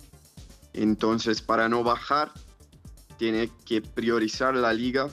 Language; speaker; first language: Spanish; non-native, fluent; Portuguese